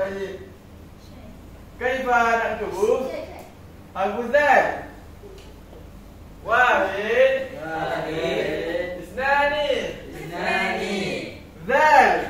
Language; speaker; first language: Arabic; non-native, learner; Malay